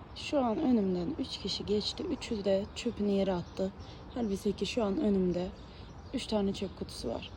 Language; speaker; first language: Turkish; early bilingual, heritage; Turkish